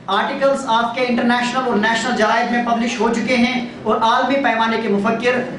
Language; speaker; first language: Urdu; native; Urdu